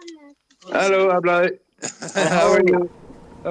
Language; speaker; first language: English; non-native, fluent; Dutch